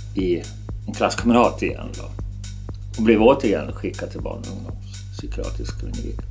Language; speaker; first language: Swedish; native; Swedish